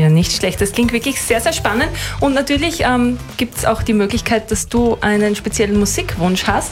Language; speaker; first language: German; native; German